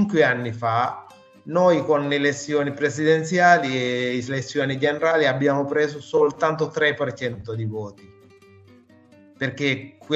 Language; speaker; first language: Italian; non-native, fluent; Sinhala